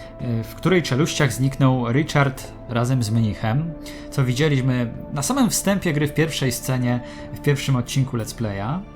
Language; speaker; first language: Polish; native; Polish